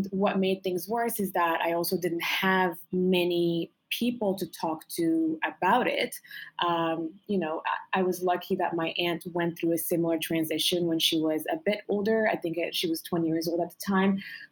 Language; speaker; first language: English; non-native, fluent; Arabic